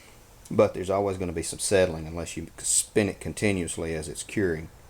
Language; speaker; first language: English; native; English